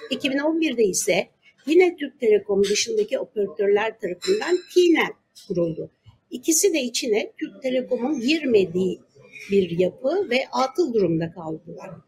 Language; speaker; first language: Turkish; native; Turkish